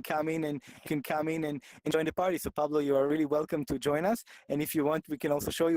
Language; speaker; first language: English; non-native, fluent; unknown